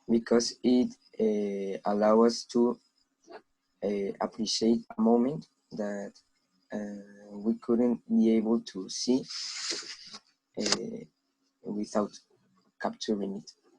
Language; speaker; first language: English; non-native, fluent; Spanish